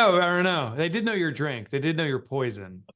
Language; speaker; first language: English; native; English